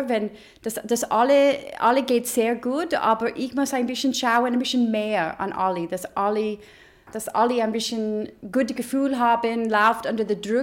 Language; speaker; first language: German; non-native, learner; English